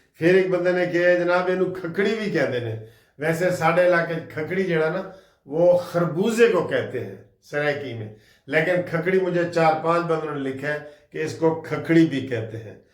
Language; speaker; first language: Urdu; non-native, local second language; Saraiki